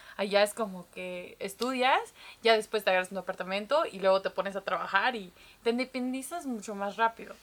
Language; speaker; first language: Spanish; early bilingual, heritage; Spanish